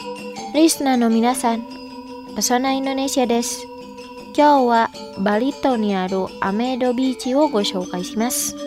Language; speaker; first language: Japanese; non-native, fluent; Indonesian